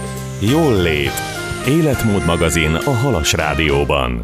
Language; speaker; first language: Hungarian; native; Hungarian